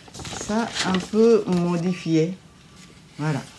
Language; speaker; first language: French; non-native, learner; Japanese